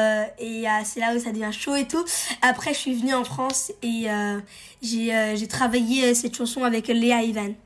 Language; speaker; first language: French; early bilingual, heritage; French